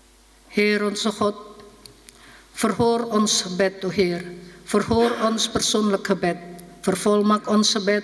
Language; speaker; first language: Dutch; non-native, fluent; Indonesian